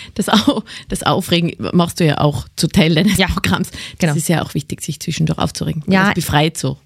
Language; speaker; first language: German; native; German